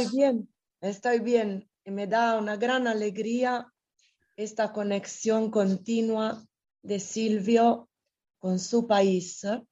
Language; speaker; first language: Spanish; non-native, fluent; Italian